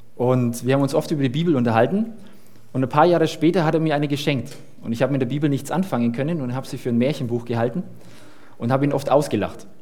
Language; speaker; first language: German; early bilingual, other home language; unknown